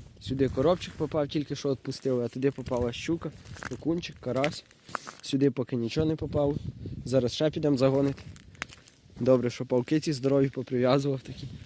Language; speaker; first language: Ukrainian; native; Ukrainian